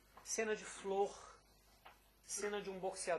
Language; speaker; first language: Spanish; non-native, learner; Portuguese